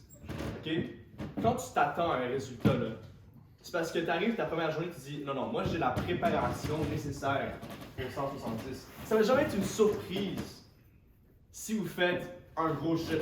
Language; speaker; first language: French; native; French